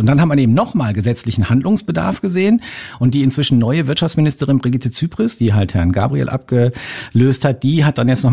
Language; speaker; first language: German; native; German